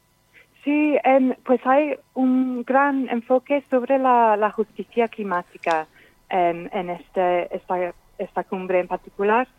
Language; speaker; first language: Spanish; non-native, fluent; English